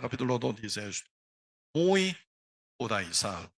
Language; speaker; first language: Spanish; non-native, learner; Korean